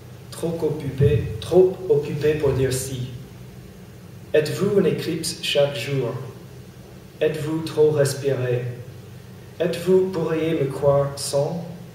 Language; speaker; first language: French; non-native, fluent; English